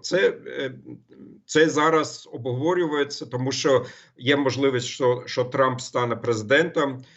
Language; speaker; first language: Ukrainian; non-native, fluent; German